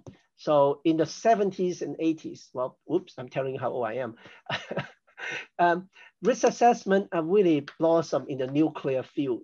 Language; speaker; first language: English; non-native, local second language; Cantonese